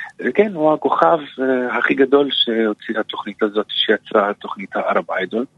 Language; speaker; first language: Hebrew; non-native, local second language; Arabic